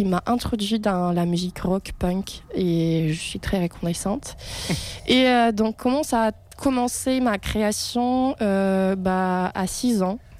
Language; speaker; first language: French; non-native, fluent; Russian